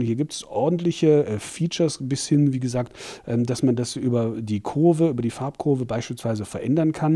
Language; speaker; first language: German; native; German